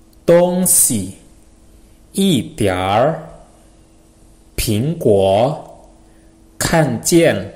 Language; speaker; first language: Chinese; non-native, fluent; Indonesian